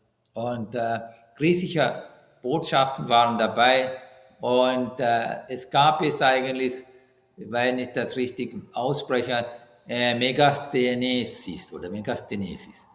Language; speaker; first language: German; non-native, learner; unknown